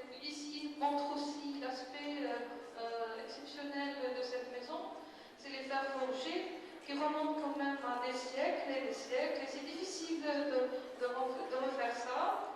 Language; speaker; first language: French; non-native, local second language; Arabic